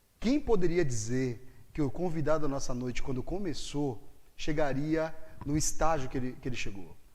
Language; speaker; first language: Portuguese; native; Portuguese